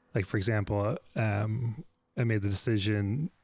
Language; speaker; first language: English; native; English